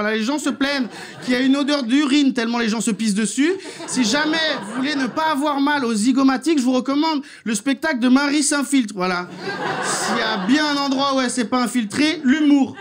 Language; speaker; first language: French; native; French